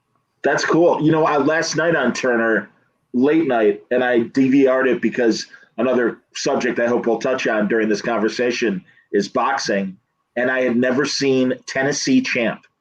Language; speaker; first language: English; native; English